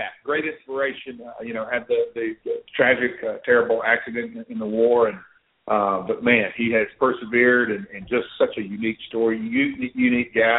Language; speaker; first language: English; native; English